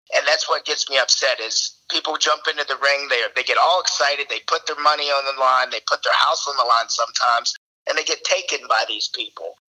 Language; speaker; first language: English; native; English